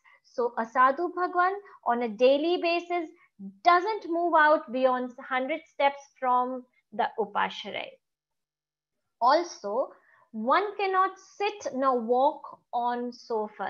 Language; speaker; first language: English; non-native, local second language; Gujarati